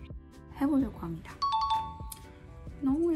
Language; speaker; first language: Korean; non-native, fluent; Thai